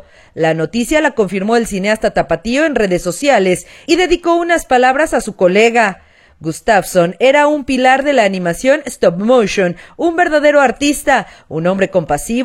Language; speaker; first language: Spanish; native; Spanish